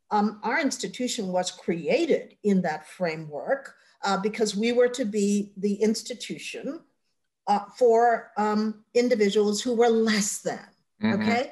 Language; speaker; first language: English; native; English